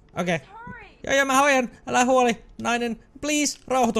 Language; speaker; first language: Finnish; native; Finnish